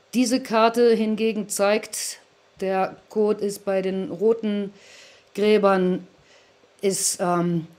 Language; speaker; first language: German; native; German